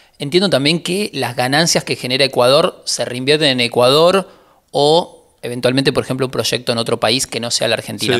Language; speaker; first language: Spanish; native; Spanish